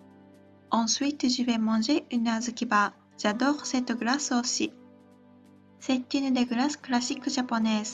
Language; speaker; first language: French; non-native, fluent; Japanese